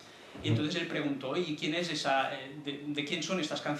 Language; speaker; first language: Spanish; native; Spanish